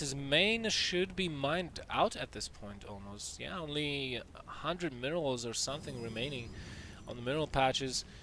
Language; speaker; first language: English; non-native, fluent; Dutch